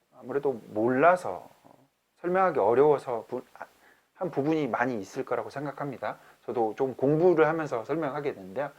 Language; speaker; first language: Korean; native; Korean